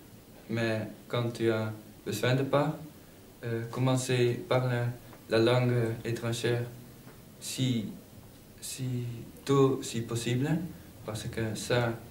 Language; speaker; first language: French; non-native, learner; Dutch